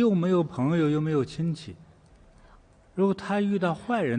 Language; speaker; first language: Chinese; native; Chinese